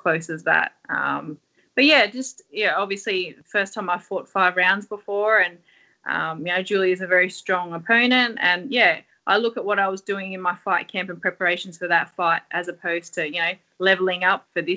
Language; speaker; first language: English; native; English